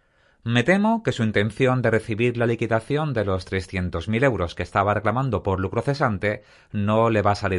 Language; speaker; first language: Spanish; native; Spanish